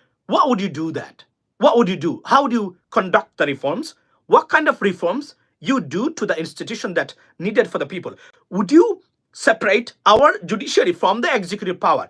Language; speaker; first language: English; non-native, local second language; Bangla